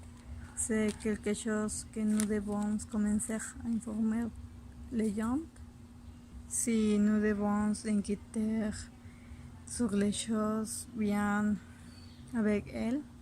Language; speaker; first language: French; non-native, learner; Spanish